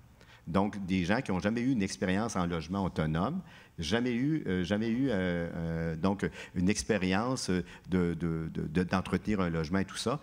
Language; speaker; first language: French; native; French